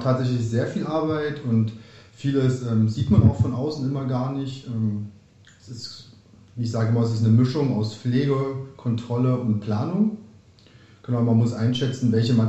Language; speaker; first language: German; native; German